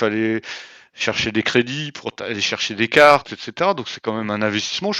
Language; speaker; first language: French; native; French